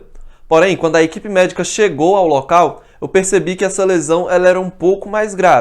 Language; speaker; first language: Portuguese; native; Portuguese